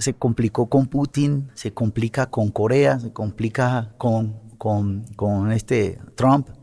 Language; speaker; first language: Spanish; native; Spanish